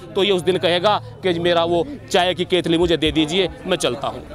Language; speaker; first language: Hindi; native; Hindi